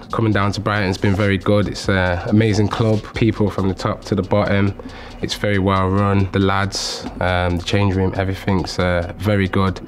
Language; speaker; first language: English; native; English